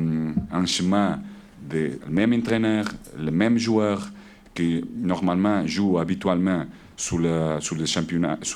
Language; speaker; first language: French; non-native, learner; Portuguese